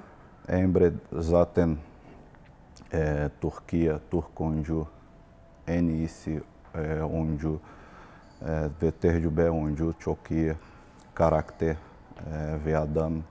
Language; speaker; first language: Turkish; non-native, learner; Portuguese